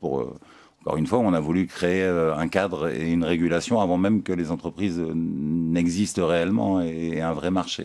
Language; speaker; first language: French; native; French